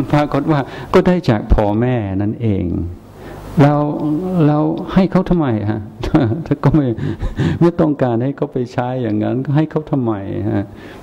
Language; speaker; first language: Thai; non-native, fluent; English